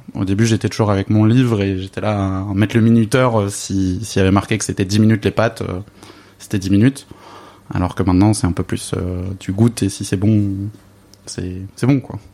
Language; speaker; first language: French; native; French